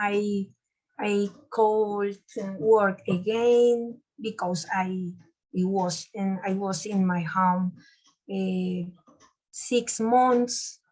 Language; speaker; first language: English; non-native, learner; Spanish